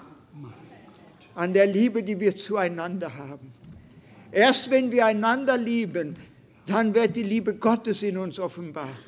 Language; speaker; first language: German; non-native, fluent; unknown